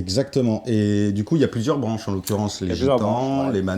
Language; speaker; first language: French; native; French